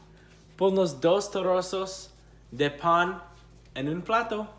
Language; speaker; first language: Spanish; non-native, learner; English